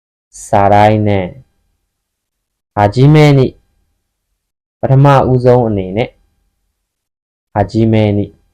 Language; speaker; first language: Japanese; non-native, fluent; Burmese